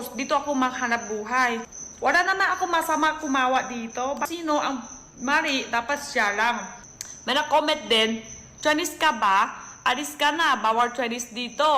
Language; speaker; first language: Filipino; non-native, learner; Chinese